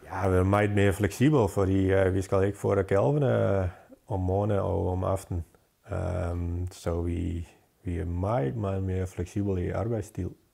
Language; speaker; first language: Danish; non-native, fluent; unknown